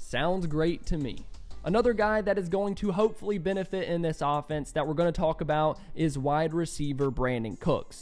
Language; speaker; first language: English; native; English